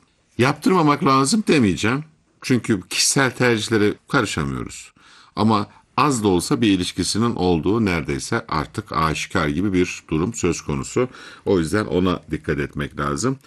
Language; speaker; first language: Turkish; native; Turkish